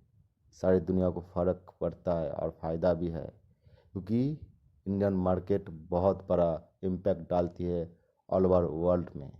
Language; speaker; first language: Hindi; non-native, local second language; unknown